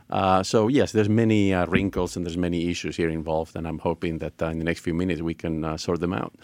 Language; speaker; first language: English; non-native, fluent; Spanish